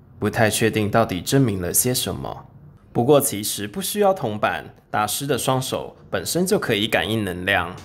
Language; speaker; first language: Chinese; native; Chinese